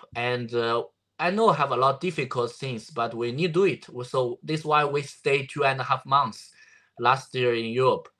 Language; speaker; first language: English; non-native, learner; Chinese